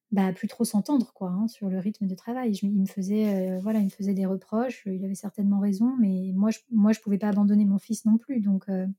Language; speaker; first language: French; native; French